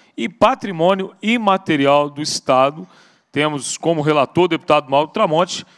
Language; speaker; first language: Portuguese; native; Portuguese